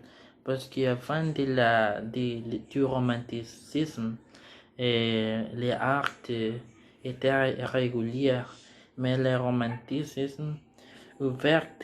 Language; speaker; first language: French; non-native, learner; Spanish